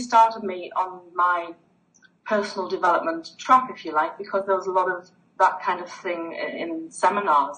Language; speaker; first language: English; native; English